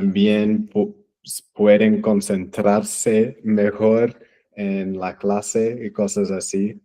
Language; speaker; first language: Spanish; non-native, fluent; English